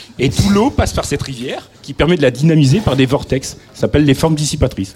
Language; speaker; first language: French; native; French